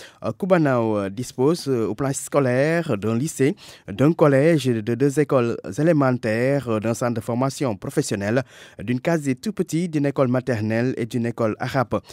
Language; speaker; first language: French; non-native, local second language; Wolof